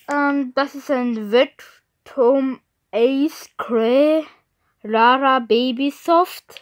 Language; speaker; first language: German; non-native, learner; Bulgarian